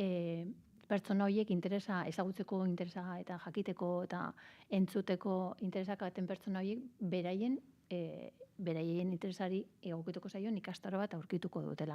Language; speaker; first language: Basque; native; Basque